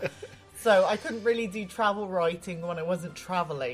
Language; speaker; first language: English; native; English